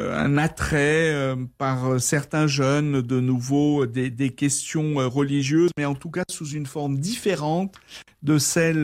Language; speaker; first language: French; native; French